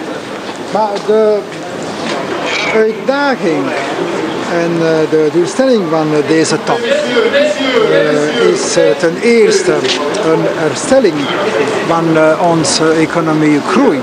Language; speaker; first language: Dutch; non-native, local second language; French